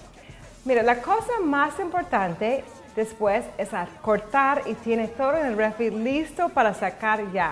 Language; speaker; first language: Spanish; non-native, learner; English